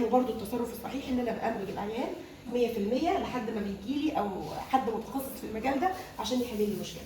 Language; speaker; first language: Arabic; native; Arabic